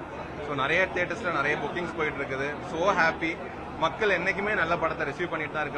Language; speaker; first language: Tamil; native; Tamil